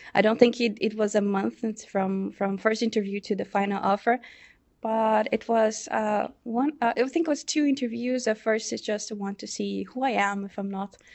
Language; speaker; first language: English; non-native, fluent; Portuguese